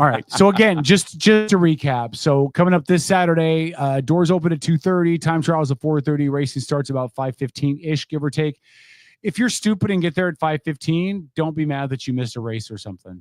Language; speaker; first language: English; native; English